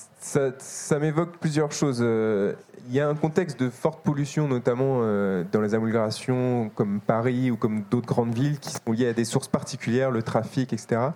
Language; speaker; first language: French; native; French